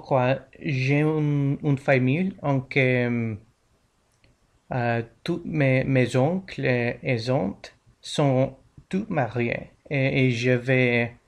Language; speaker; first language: French; non-native, learner; English